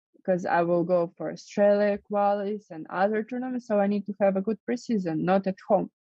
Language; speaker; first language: English; non-native, fluent; Russian